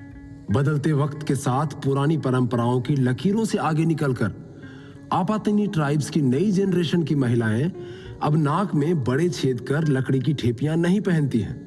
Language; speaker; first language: Hindi; native; Hindi